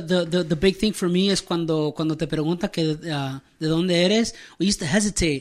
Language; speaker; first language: Spanish; early bilingual, heritage; Spanish